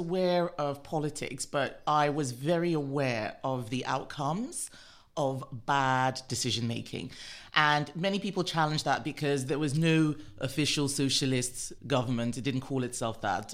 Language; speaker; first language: English; non-native, local second language; Yoruba